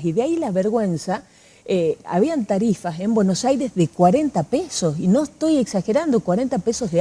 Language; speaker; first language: Spanish; native; Spanish